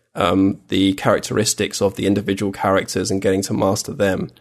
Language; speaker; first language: English; native; English